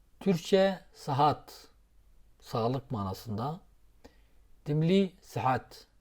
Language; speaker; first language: Turkish; non-native, local second language; Zaza